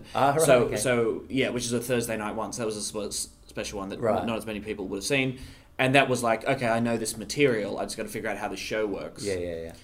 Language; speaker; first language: English; native; English